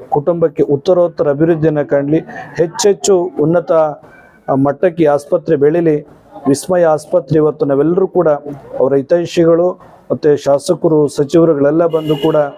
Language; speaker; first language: Kannada; native; Kannada